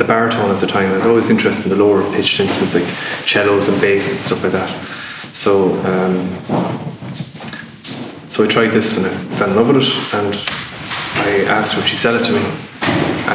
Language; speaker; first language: English; non-native, local second language; Irish